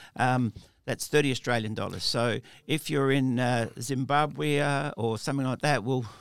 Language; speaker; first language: English; early bilingual, other home language; Italian